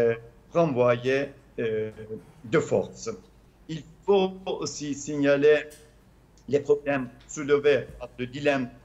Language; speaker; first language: French; non-native, fluent; Turkish